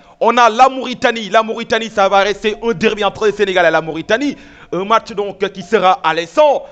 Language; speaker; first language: French; non-native, local second language; Wolof